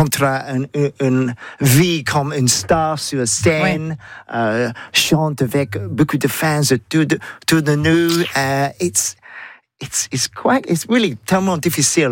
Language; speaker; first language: French; non-native, learner; English